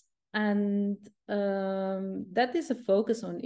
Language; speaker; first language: English; non-native, fluent; Dutch